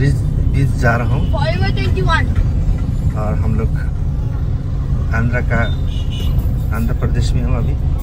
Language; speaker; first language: Hindi; non-native, local second language; Nepali